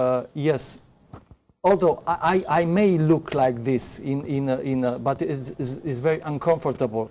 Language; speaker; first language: English; non-native, fluent; Romanian